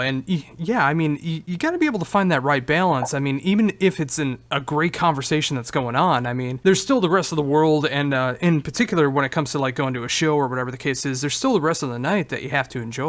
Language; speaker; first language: English; native; English